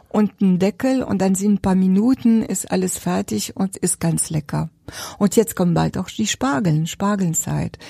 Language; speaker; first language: German; non-native, fluent; French